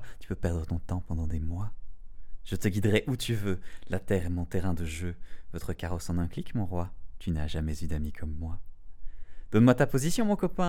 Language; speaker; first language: French; native; French